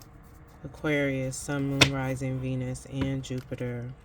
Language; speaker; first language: English; native; English